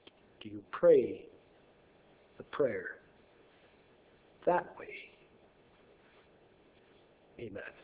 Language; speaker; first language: English; native; English